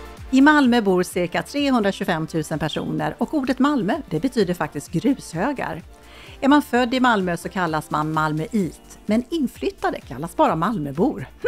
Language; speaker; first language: Swedish; native; Swedish